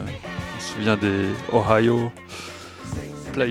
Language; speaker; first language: French; native; French